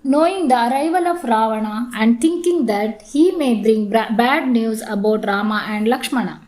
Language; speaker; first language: English; non-native, local second language; Kannada